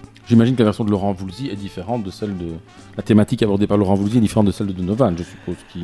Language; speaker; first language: French; native; French